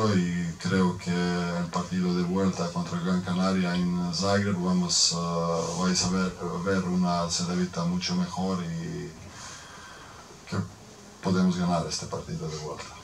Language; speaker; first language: Spanish; non-native, fluent; Croatian